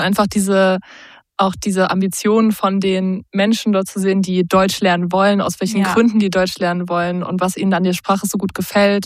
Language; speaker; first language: German; native; German